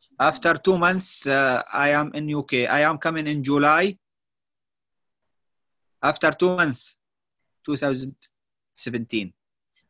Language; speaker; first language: English; non-native, learner; Arabic